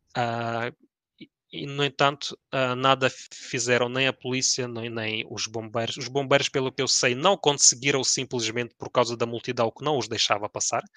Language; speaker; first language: Portuguese; early bilingual, other home language; Ukrainian